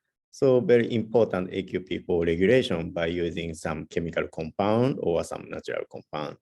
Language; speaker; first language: English; non-native, learner; Japanese